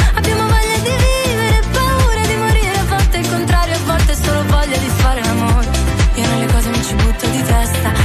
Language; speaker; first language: Italian; native; Italian